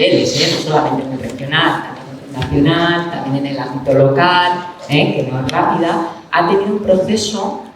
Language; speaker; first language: Spanish; native; Spanish